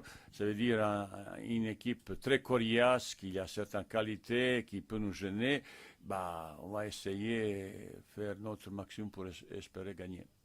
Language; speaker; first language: French; non-native, fluent; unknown